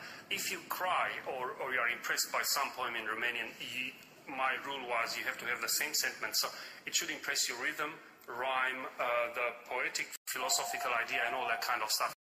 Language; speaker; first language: English; non-native, fluent; Romanian